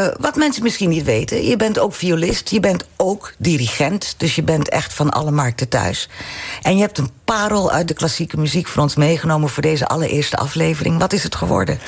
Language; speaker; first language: Dutch; native; Dutch